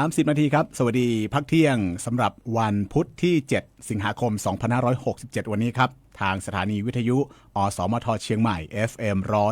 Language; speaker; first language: Thai; native; Thai